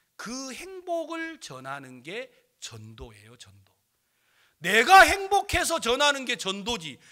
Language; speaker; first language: Korean; native; Korean